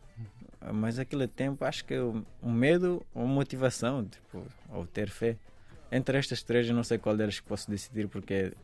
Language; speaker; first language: Portuguese; non-native, fluent; Persian